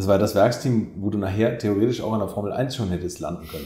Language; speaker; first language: German; native; German